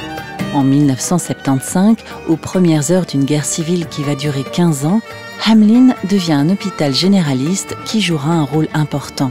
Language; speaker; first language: French; native; French